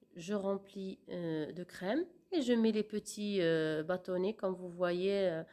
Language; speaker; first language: French; non-native, local second language; Arabic